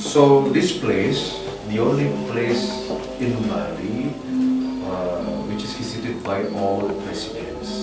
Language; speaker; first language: English; non-native, learner; Indonesian